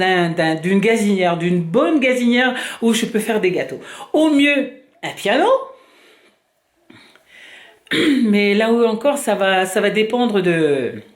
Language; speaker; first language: French; native; French